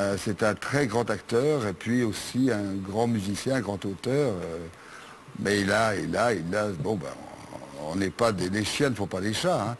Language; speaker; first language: French; native; French